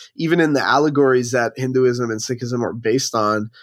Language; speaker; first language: English; native; English